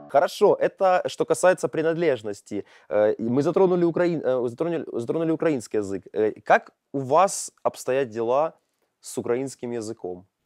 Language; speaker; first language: Russian; native; Russian